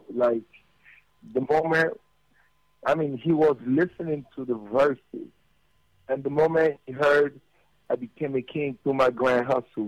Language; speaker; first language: English; non-native, local second language; Yoruba